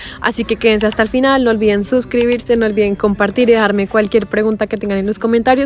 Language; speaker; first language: Spanish; native; Spanish